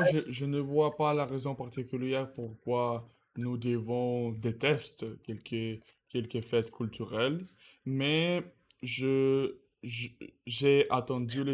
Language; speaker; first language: French; non-native, learner; Russian